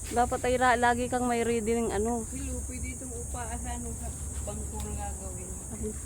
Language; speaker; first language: Filipino; non-native, local second language; Bikol